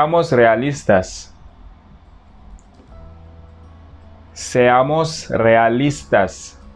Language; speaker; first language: Spanish; non-native, fluent; Wolof